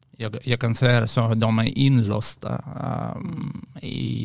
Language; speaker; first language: Swedish; non-native, learner; Russian